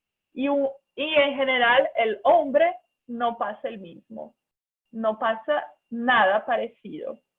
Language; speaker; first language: Spanish; non-native, fluent; Portuguese